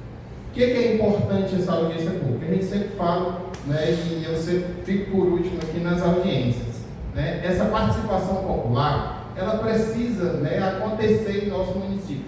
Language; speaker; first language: Portuguese; native; Portuguese